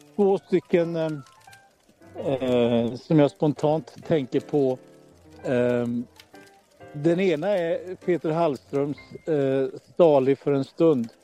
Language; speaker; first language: Swedish; native; Swedish